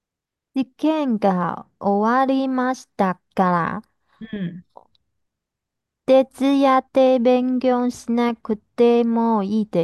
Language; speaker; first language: Japanese; non-native, learner; Chinese